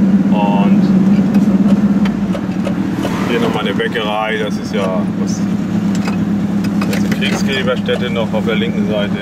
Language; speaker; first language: German; native; German